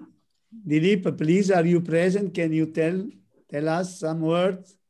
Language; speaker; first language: English; non-native, learner; Italian